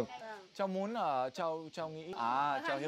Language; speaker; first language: Vietnamese; non-native, learner; English